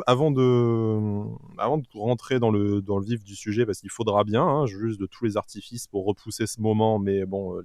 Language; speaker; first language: French; native; French